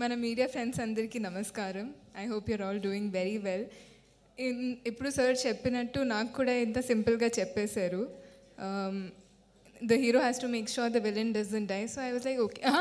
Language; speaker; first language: Telugu; non-native, local second language; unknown